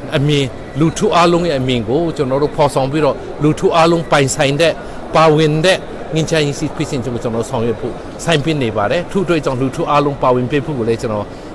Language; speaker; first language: Burmese; non-native, local second language; Hakha Chin